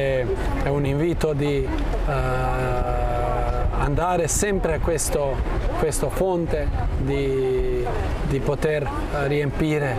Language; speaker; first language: Italian; non-native, fluent; Croatian